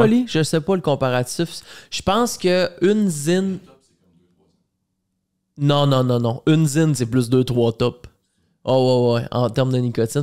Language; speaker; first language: French; native; French